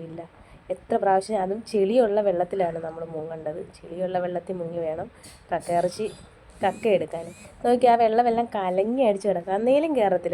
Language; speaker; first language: Malayalam; native; Malayalam